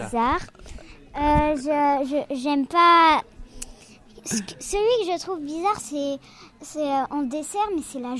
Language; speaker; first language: French; early bilingual, other home language; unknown